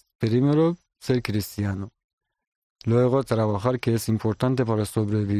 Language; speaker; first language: Spanish; non-native, learner; Persian